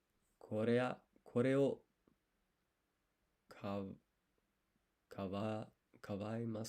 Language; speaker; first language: Japanese; non-native, learner; English